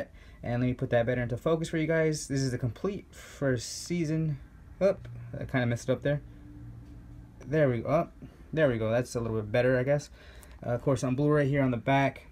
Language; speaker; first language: English; native; English